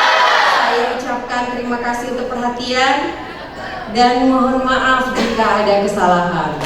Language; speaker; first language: Indonesian; native; Indonesian